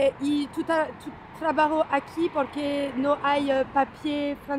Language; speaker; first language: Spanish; non-native, learner; French